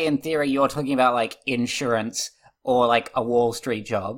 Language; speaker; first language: English; native; English